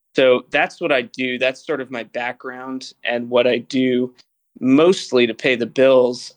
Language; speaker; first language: English; native; English